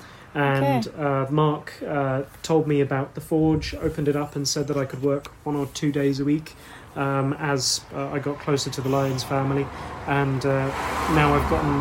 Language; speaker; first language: English; native; English